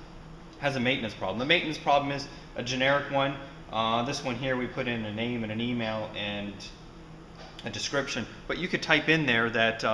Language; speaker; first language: English; native; English